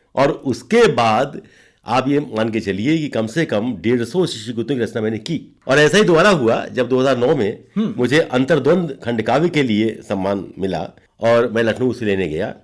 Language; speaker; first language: Hindi; native; Hindi